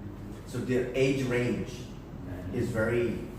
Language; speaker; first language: English; early bilingual, other home language; Korean